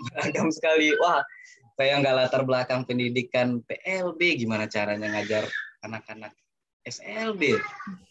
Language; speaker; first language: Indonesian; non-native, local second language; Minangkabau